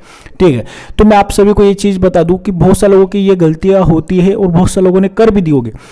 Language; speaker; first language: Hindi; native; Hindi